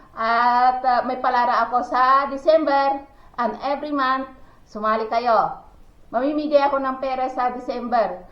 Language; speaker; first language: Filipino; non-native, local second language; Pangasinan